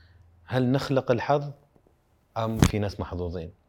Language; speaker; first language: Arabic; native; Arabic